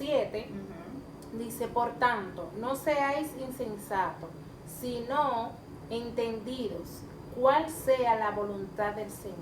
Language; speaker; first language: Spanish; native; Spanish